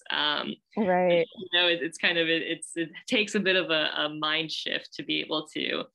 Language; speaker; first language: English; native; English